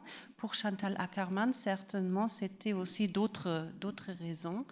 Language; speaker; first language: French; non-native, fluent; German